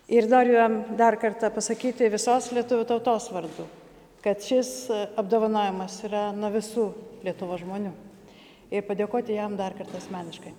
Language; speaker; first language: Lithuanian; native; Lithuanian